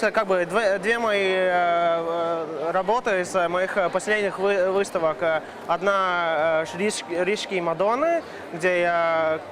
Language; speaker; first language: Russian; non-native, local second language; Latvian